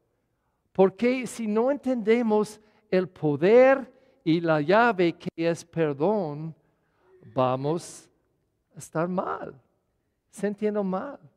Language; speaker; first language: Spanish; non-native, fluent; English